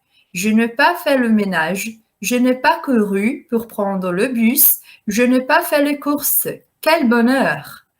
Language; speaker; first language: French; non-native, fluent; Portuguese